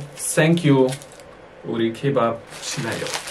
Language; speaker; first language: Korean; non-native, learner; German